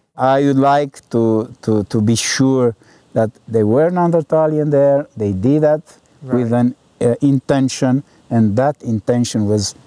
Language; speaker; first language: English; non-native, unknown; Romanian